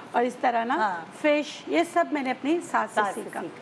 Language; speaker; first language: Urdu; native; Urdu